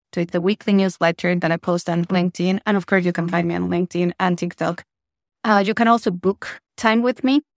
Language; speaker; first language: English; non-native, fluent; Spanish